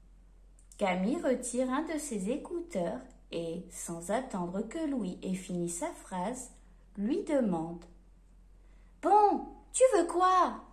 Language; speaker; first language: French; native; French